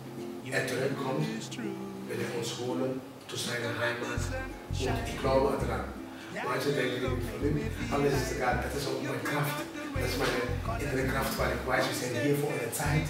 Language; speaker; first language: German; non-native, fluent; Papiamento